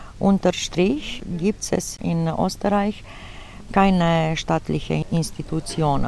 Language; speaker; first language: German; non-native, fluent; Romanian